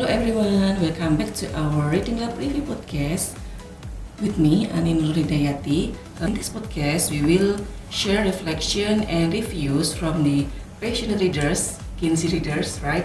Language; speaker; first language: English; non-native, fluent; Indonesian